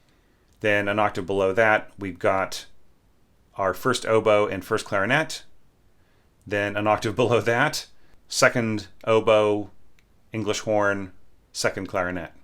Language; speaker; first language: English; native; English